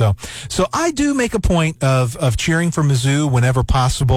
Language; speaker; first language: English; native; English